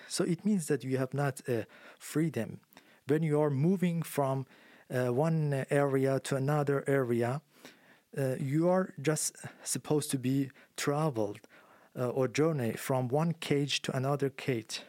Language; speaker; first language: English; non-native, fluent; Persian